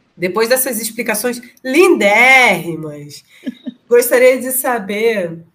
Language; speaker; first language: Portuguese; native; Portuguese